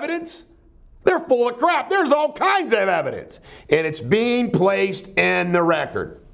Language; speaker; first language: English; native; English